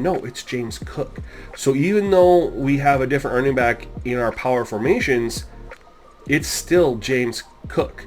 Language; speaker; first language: English; native; English